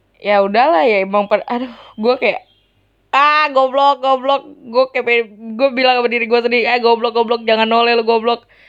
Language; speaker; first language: Indonesian; native; Indonesian